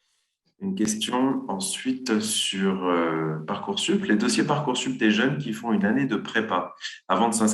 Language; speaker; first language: French; native; French